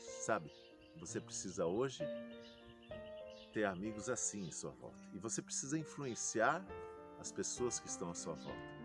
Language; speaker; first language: Portuguese; native; Portuguese